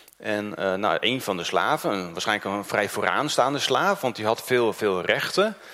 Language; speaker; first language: Dutch; early bilingual, other home language; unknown